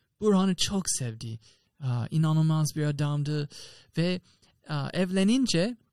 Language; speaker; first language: Turkish; non-native, fluent; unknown